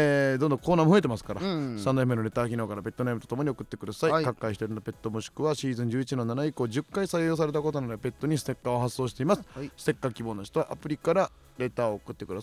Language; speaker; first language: Japanese; native; Japanese